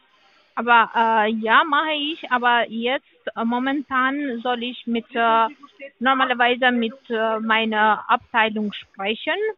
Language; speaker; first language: German; non-native, learner; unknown